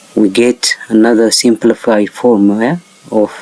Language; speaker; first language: English; non-native, local second language; Amharic